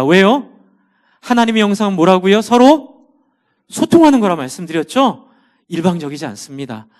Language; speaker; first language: Korean; native; Korean